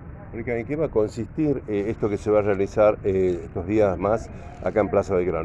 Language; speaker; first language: Spanish; native; Spanish